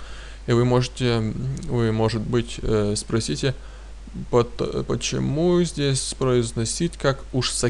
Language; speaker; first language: Russian; non-native, fluent; Lithuanian